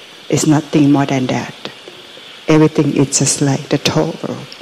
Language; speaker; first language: English; non-native, fluent; Thai